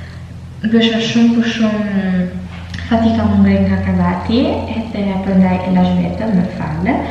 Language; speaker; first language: Albanian; early bilingual, heritage; Albanian